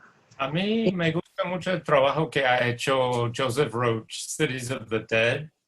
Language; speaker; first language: Spanish; non-native, fluent; English